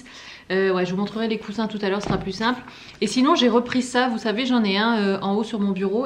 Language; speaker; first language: French; native; French